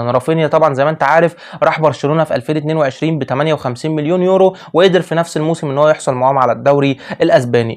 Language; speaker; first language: Arabic; native; Arabic